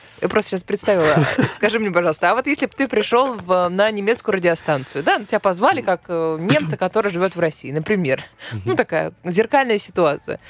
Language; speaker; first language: Russian; native; Russian